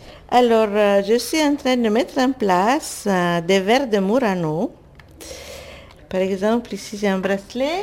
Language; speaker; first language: French; non-native, fluent; Italian